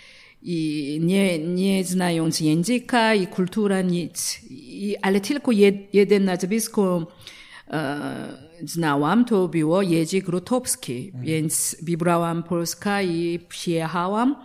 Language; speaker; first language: Polish; non-native, learner; Korean